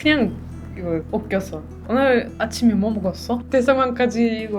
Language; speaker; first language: Korean; non-native, learner; Russian